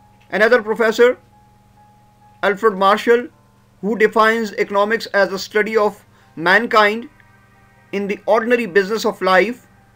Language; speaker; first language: English; non-native, local second language; Urdu